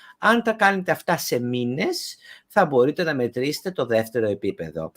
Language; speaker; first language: Greek; native; Greek